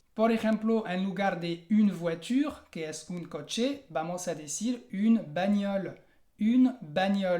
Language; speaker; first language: Spanish; non-native, fluent; French